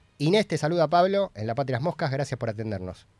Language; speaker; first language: Spanish; native; Spanish